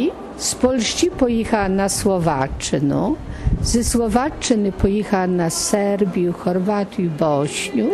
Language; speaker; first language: Polish; non-native, learner; Ukrainian